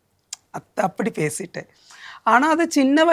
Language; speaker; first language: Tamil; non-native, local second language; Malayalam